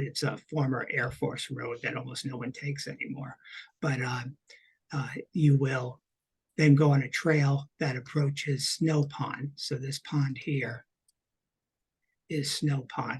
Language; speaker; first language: English; native; English